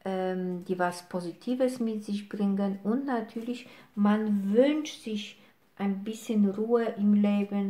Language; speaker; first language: German; non-native, fluent; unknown